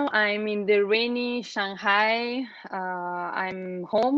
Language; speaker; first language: English; non-native, fluent; Italian